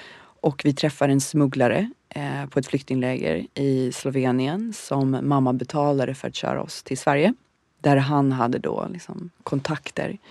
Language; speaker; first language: Swedish; early bilingual, other home language; Bosnian